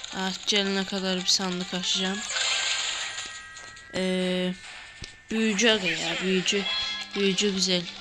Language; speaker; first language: Turkish; native; Turkish